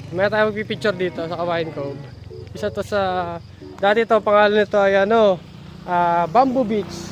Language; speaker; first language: Filipino; native; Filipino